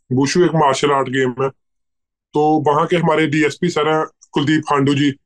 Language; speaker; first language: Hindi; native; Hindi